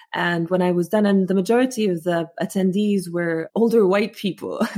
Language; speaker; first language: English; non-native, fluent; Arabic